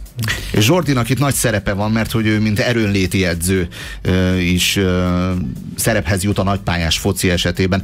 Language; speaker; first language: Hungarian; native; Hungarian